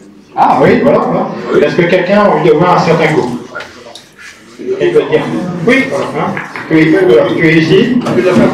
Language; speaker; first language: French; native; French